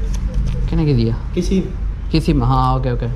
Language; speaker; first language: Vietnamese; non-native, learner; Kannada